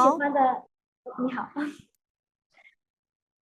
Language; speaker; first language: Chinese; non-native, learner; Thai